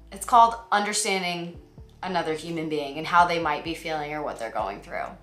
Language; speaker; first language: English; native; English